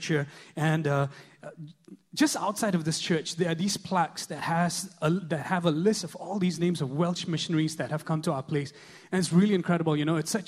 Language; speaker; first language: English; non-native, local second language; Khasi